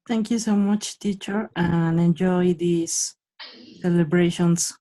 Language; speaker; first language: English; non-native, learner; Spanish